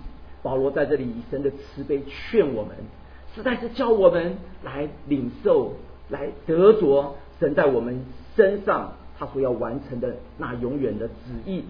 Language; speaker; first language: Chinese; native; Chinese